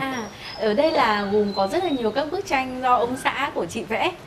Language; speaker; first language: Vietnamese; native; Vietnamese